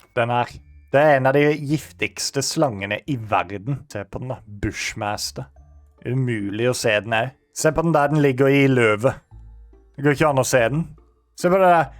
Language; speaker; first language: Norwegian; native; Norwegian